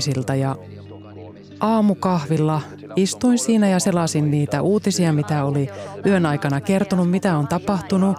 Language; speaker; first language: Finnish; native; Finnish